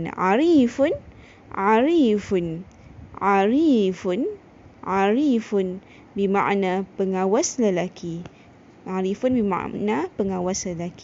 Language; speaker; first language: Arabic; non-native, fluent; Malay